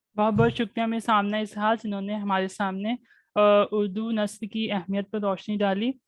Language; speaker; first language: Urdu; native; Urdu